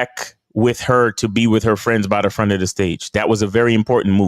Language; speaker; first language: English; native; English